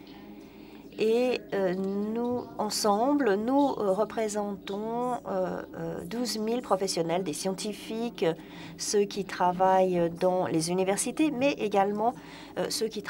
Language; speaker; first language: French; non-native, fluent; Polish